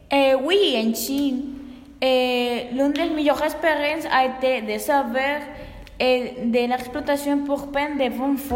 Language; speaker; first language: French; non-native, learner; Spanish